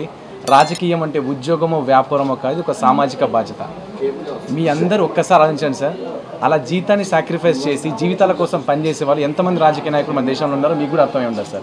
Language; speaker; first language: Telugu; native; Telugu